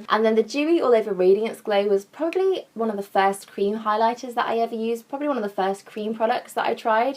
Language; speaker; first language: English; native; English